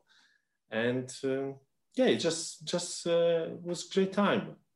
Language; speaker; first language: English; non-native, learner; Polish